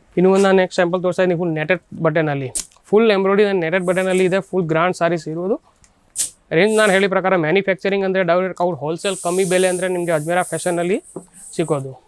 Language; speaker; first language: Kannada; non-native, learner; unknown